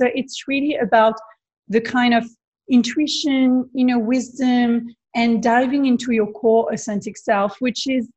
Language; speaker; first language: English; non-native, fluent; French